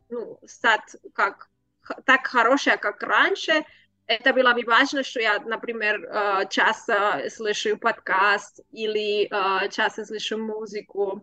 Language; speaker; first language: Russian; non-native, learner; Spanish